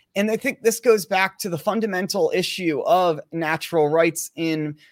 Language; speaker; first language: English; native; English